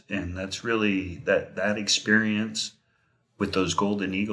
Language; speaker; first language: English; native; English